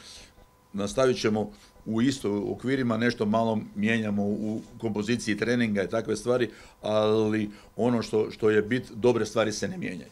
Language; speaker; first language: Croatian; native; Croatian